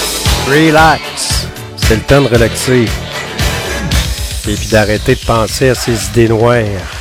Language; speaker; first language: French; native; French